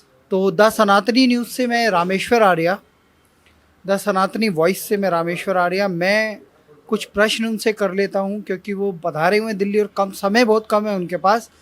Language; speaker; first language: Hindi; native; Hindi